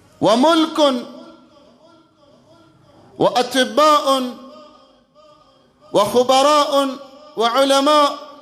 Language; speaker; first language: Arabic; non-native, fluent; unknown